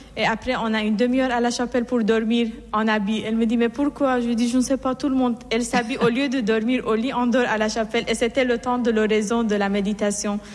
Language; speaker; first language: French; non-native, fluent; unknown